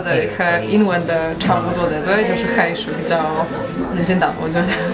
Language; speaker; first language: Chinese; non-native, learner; Polish